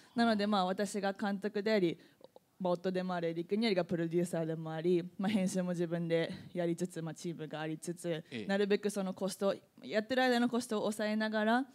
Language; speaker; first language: Japanese; native; Japanese